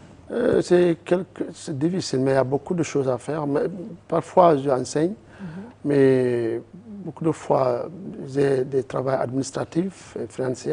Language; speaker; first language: French; non-native, learner; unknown